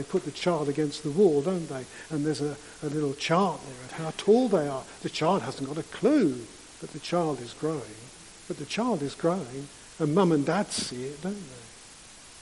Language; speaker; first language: English; native; English